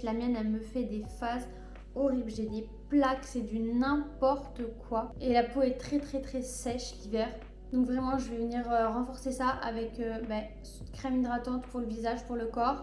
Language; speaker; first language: French; native; French